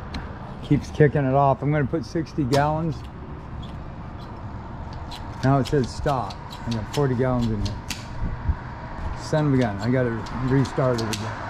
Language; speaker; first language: English; native; English